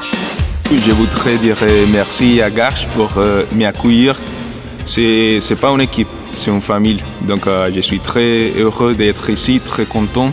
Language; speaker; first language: French; non-native, fluent; Spanish